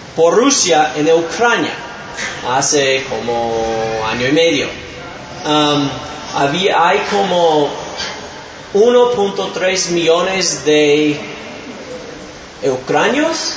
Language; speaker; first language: Spanish; non-native, fluent; English